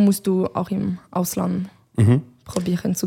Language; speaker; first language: German; non-native, learner; French